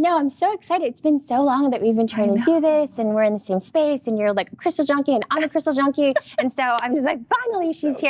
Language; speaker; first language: English; native; English